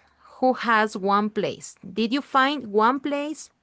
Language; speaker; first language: English; non-native, learner; Spanish